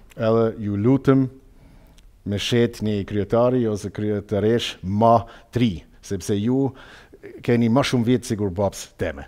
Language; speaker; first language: Albanian; non-native, learner; German